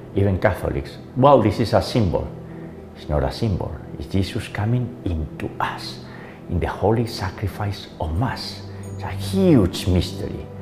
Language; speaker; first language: English; non-native, fluent; Spanish